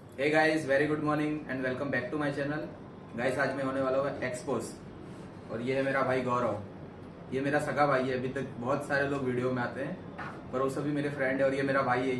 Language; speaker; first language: Hindi; native; Hindi